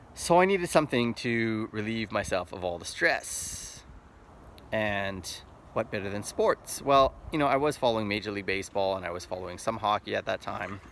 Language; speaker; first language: English; native; English